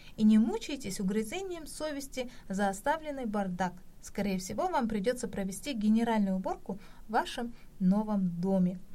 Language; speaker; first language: Russian; non-native, local second language; Kazakh